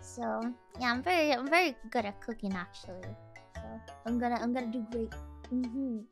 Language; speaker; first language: English; non-native, fluent; Italian